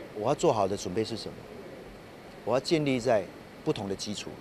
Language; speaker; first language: Chinese; non-native, local second language; Min Nan Chinese